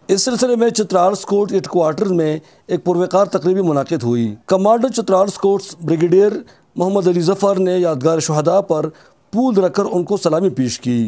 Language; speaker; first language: Urdu; non-native, local second language; Khowar